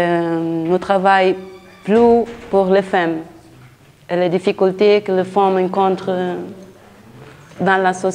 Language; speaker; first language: French; non-native, fluent; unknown